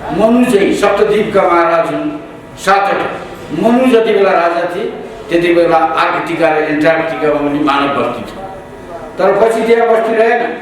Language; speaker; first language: Nepali; native; Nepali